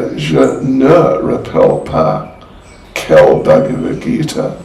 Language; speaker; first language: French; non-native, learner; English